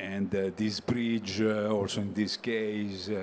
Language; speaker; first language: English; non-native, learner; Italian